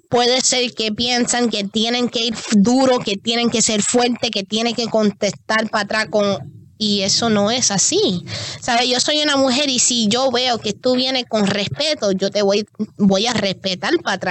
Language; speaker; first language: Spanish; early bilingual, heritage; Spanish